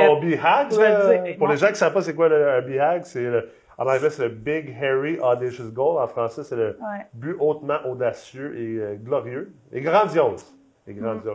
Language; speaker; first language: French; native; French